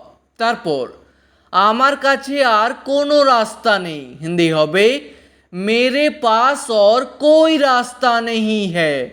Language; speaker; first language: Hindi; non-native, local second language; Bangla